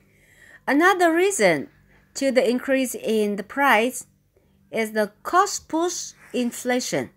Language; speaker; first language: English; non-native, fluent; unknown